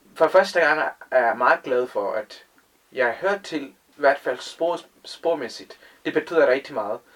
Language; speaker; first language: Danish; non-native, fluent; Tamil